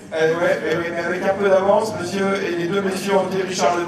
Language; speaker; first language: French; native; French